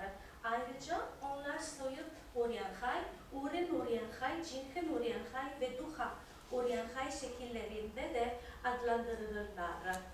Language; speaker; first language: Turkish; non-native, fluent; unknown